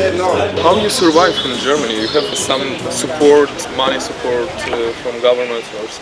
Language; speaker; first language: English; non-native, learner; German